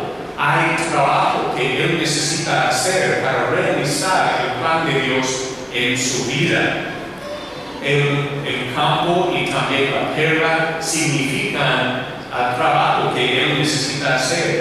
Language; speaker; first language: Spanish; non-native, learner; English